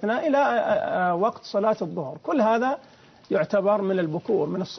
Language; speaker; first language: Arabic; native; Arabic